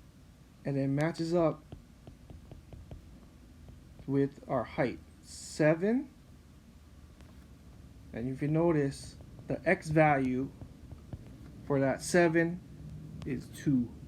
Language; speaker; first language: English; native; English